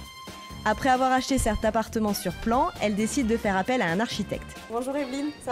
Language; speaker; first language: French; native; French